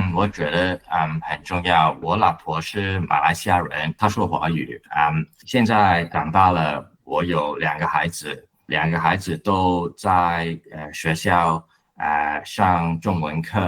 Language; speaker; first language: Chinese; non-native, learner; Cantonese